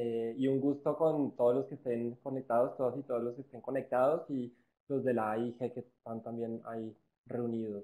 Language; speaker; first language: Spanish; native; Spanish